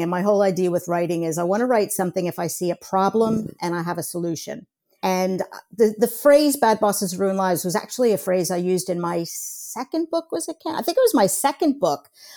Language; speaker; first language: English; native; English